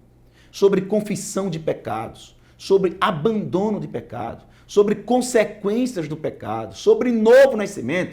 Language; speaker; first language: Portuguese; native; Portuguese